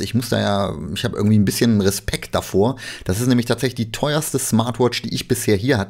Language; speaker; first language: German; native; German